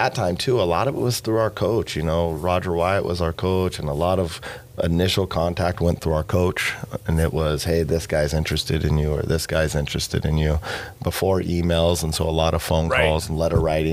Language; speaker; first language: English; native; English